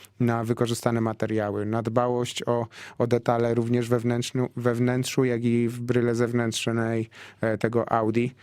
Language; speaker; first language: Polish; native; Polish